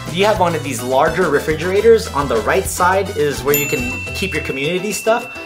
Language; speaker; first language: English; native; English